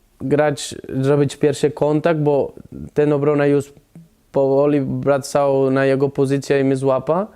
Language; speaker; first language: Polish; non-native, learner; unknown